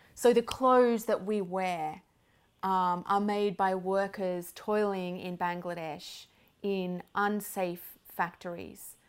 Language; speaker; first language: English; native; English